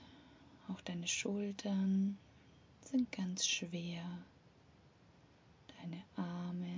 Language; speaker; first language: German; native; German